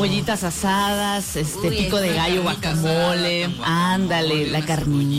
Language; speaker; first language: Spanish; native; Spanish